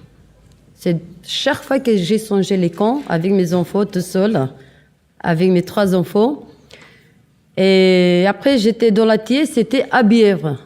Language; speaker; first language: French; non-native, learner; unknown